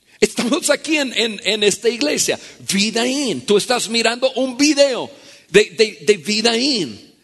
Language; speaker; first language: Spanish; non-native, fluent; English